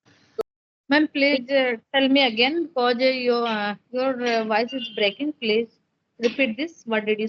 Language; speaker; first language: English; non-native, local second language; Hindi